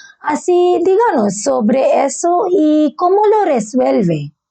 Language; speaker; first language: Spanish; non-native, learner; Bangla